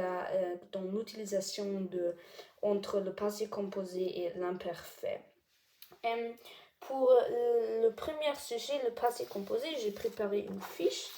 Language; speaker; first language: French; non-native, learner; German